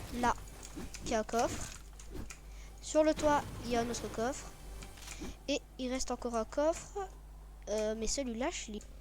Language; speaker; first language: French; native; French